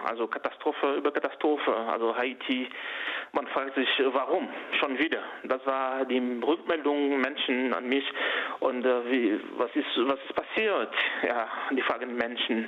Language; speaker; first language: German; non-native, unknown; Haitian Creole